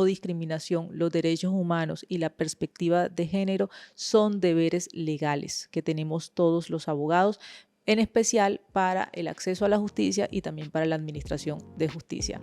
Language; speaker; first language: Spanish; native; Spanish